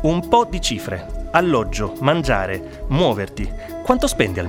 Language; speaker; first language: Italian; native; Italian